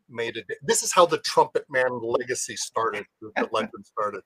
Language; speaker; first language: English; native; English